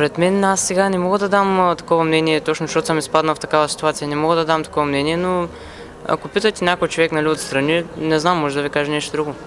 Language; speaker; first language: Bulgarian; native; Bulgarian